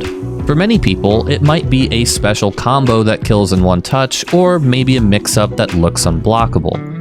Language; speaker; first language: English; native; English